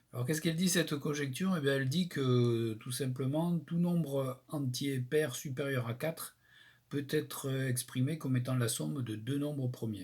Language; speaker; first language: French; native; French